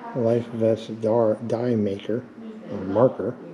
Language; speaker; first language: English; native; English